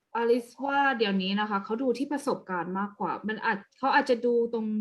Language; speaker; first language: Thai; early bilingual, other home language; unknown